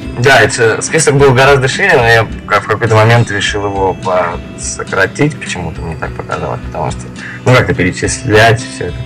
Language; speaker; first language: Russian; native; Russian